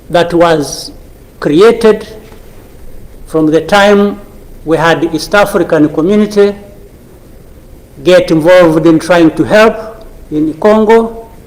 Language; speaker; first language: English; non-native, local second language; Kinyarwanda